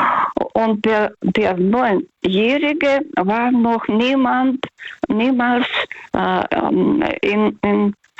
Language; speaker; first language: German; non-native, fluent; Russian